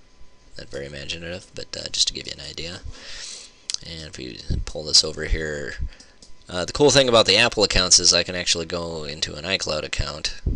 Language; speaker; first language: English; native; English